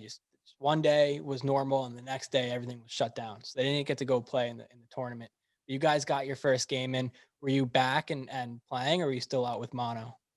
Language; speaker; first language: English; native; English